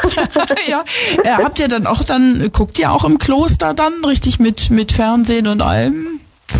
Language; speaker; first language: German; native; German